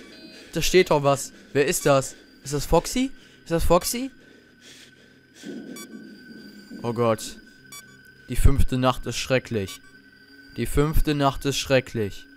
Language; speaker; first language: German; native; German